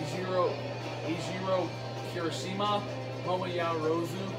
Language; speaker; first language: English; native; English